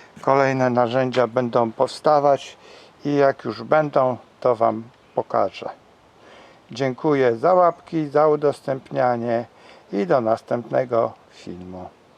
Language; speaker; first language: Polish; native; Polish